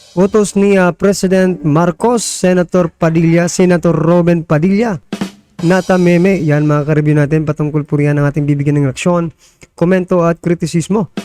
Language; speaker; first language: Filipino; non-native, local second language; Waray